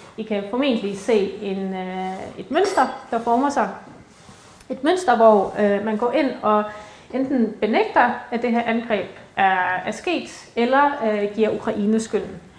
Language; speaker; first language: Danish; early bilingual, other home language; Ukrainian